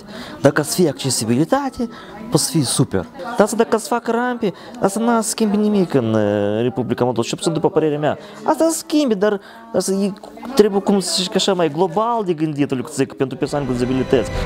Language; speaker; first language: Romanian; non-native, local second language; Russian